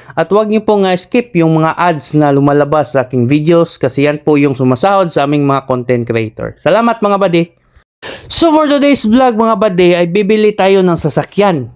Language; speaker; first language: Filipino; non-native, local second language; Cebuano